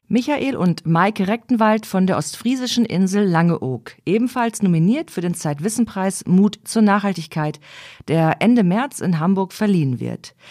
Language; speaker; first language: German; native; German